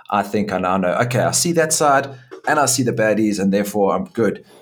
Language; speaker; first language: English; native; English